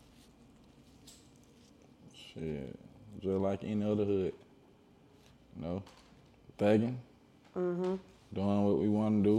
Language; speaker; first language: English; native; English